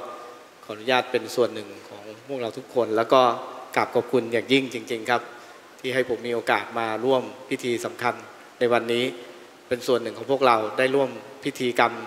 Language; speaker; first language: Thai; native; Thai